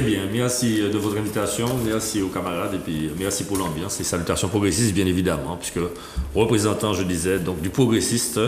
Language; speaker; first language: French; native; French